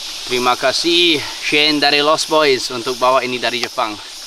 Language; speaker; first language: Indonesian; non-native, fluent; English